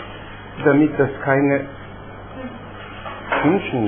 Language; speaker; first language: German; non-native, fluent; Persian